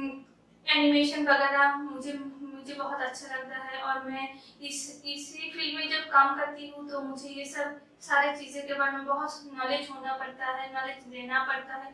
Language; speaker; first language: Hindi; non-native, local second language; Bangla